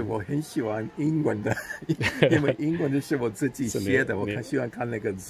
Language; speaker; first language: Chinese; non-native, fluent; English